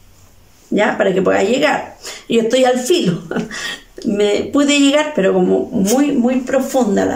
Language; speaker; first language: Spanish; native; Spanish